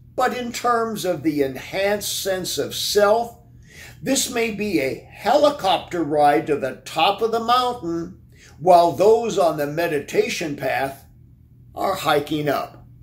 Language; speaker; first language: English; native; English